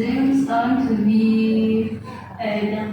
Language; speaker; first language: English; non-native, learner; Indonesian